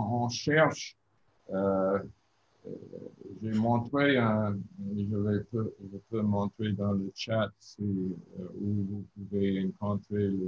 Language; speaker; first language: French; non-native, learner; English